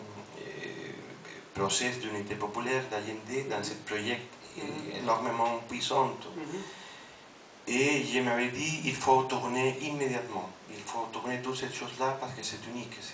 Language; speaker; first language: French; non-native, fluent; Spanish